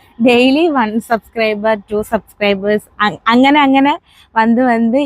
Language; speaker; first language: Tamil; non-native, learner; Malayalam